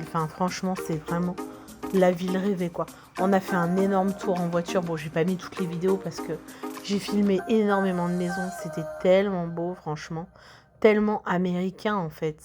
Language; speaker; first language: French; native; French